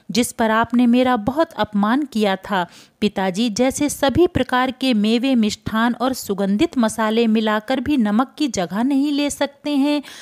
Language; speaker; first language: Hindi; native; Hindi